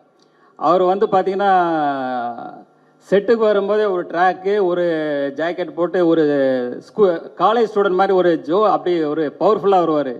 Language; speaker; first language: Tamil; native; Tamil